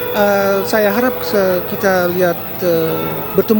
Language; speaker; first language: Indonesian; early bilingual, heritage; Indonesian